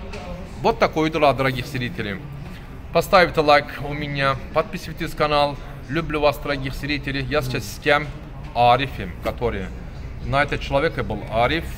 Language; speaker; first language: Russian; non-native, learner; Turkish